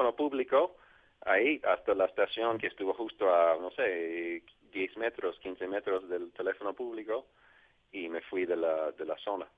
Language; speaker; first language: Spanish; non-native, fluent; English